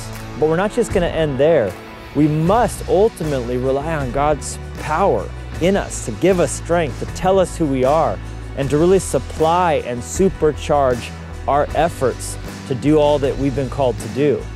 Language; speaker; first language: English; native; English